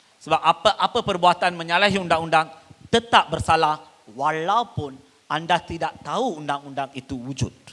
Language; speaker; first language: Malay; non-native, local second language; Tamil